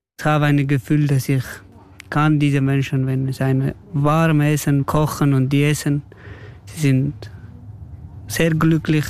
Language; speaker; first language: German; non-native, learner; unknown